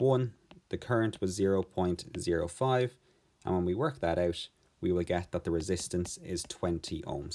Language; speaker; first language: English; native; English